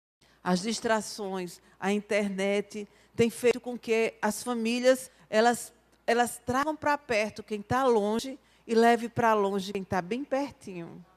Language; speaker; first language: Portuguese; native; Portuguese